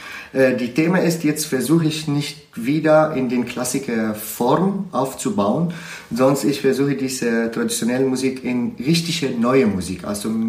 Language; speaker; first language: German; non-native, learner; Arabic